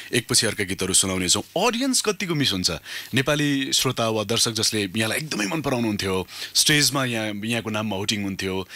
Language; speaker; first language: Nepali; native; Nepali